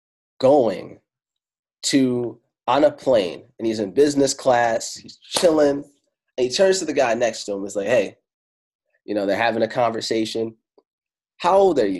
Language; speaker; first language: English; non-native, fluent; Italian